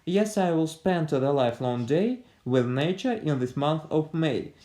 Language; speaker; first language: English; non-native, fluent; Russian